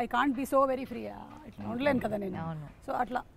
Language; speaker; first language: Telugu; native; Telugu